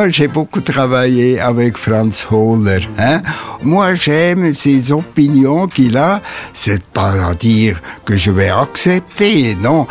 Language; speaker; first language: French; non-native, local second language; German